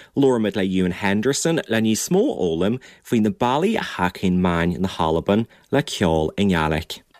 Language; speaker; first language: Irish; native; Irish